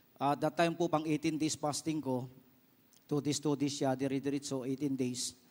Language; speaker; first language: Filipino; non-native, local second language; Iloko